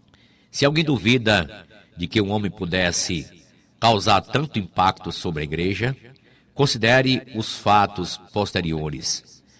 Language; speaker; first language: Portuguese; native; Portuguese